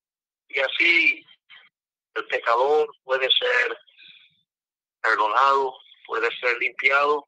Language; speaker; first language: Spanish; non-native, fluent; English